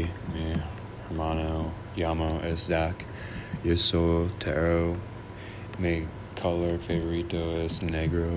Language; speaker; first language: Spanish; non-native, learner; English